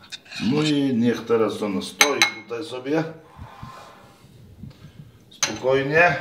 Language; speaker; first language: Polish; non-native, fluent; Lithuanian